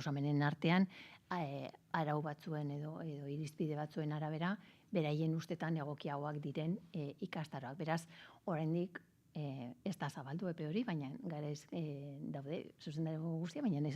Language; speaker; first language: Basque; native; Basque